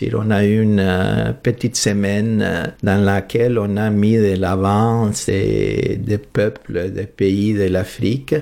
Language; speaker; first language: French; non-native, fluent; Spanish